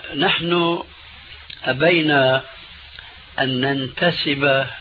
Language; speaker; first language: Arabic; early bilingual, other home language; Albanian